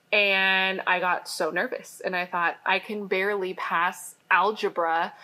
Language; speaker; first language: English; native; English